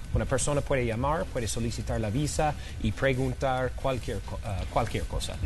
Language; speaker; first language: Spanish; non-native, fluent; English